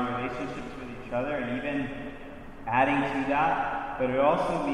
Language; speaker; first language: English; native; English